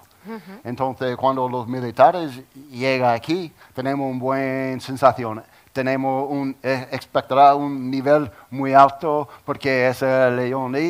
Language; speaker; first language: Spanish; non-native, learner; English